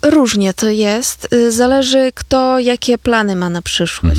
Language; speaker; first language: Polish; non-native, fluent; Ukrainian